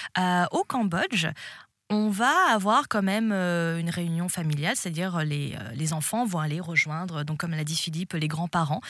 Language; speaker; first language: French; early bilingual, other home language; Cantonese